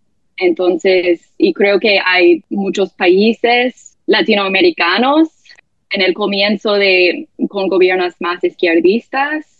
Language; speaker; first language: Spanish; non-native, fluent; English